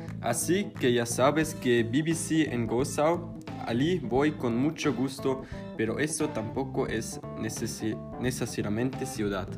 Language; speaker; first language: Spanish; non-native, learner; German